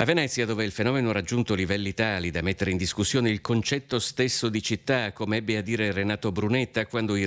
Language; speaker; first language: Italian; native; Italian